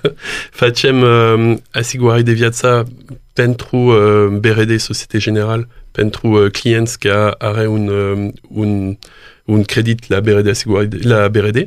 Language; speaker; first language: Romanian; non-native, learner; French